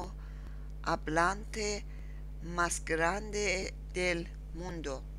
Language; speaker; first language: Spanish; non-native, learner; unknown